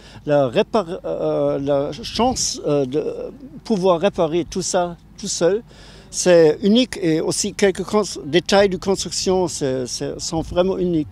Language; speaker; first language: French; non-native, fluent; German